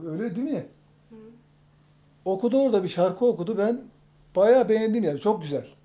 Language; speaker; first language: Turkish; native; Turkish